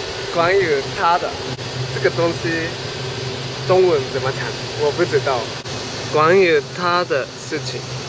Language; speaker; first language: Chinese; non-native, fluent; Japanese